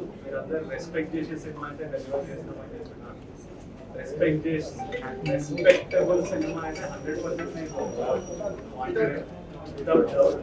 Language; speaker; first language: Telugu; native; Telugu